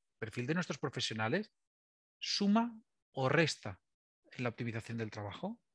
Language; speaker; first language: Spanish; native; Spanish